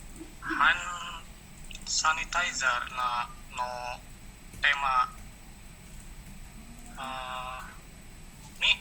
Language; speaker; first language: Japanese; non-native, learner; Indonesian